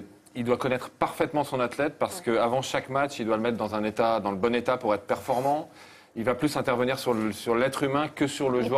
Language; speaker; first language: French; native; French